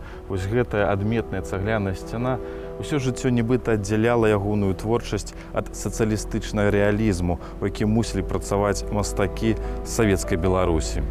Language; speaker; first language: Belarusian; native; Belarusian